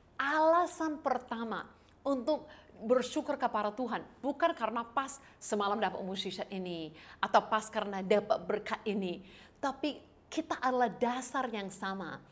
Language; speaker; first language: Indonesian; non-native, fluent; English